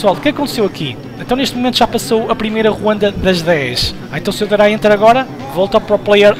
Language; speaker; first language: Portuguese; native; Portuguese